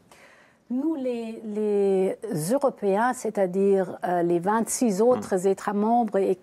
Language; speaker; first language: French; non-native, fluent; German